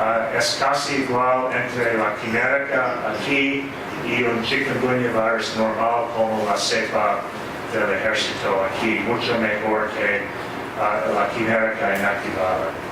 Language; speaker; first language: Spanish; non-native, fluent; English